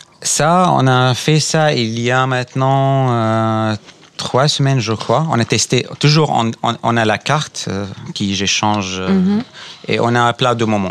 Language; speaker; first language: French; non-native, fluent; Arabic